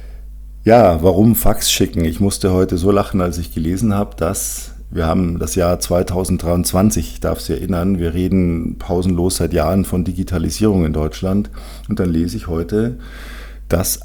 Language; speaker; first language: German; native; German